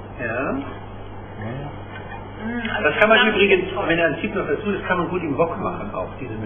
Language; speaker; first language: German; native; German